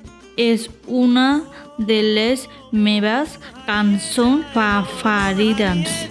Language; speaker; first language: Catalan; non-native, learner; Bangla